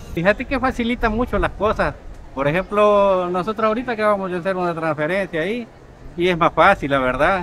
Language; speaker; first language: Spanish; native; Spanish